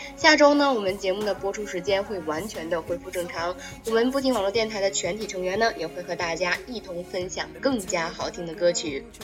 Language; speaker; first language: Chinese; native; Chinese